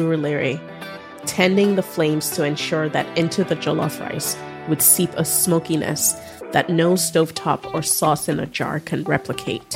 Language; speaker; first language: English; non-native, local second language; Yoruba